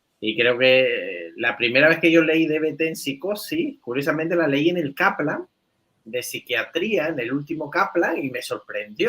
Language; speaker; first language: Spanish; native; Spanish